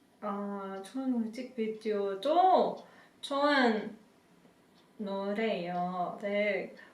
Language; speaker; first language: Korean; non-native, learner; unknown